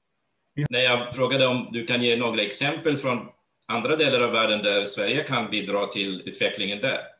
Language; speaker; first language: Swedish; non-native, fluent; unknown